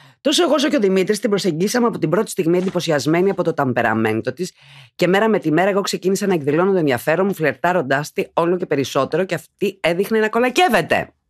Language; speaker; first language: Greek; native; Greek